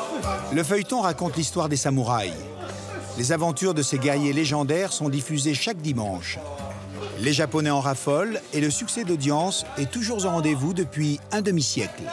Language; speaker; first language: French; native; French